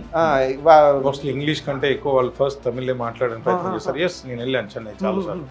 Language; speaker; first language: Telugu; native; Telugu